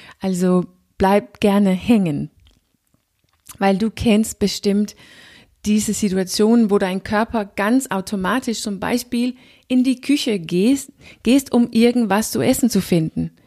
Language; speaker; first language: German; non-native, fluent; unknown